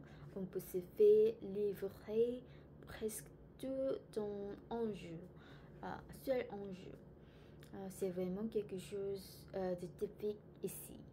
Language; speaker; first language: French; non-native, learner; Korean